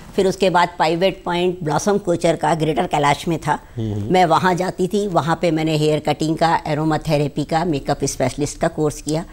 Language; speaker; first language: Hindi; native; Hindi